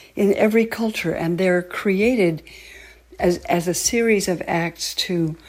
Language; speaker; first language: English; native; English